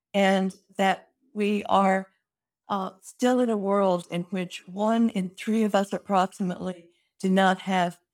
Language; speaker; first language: English; native; English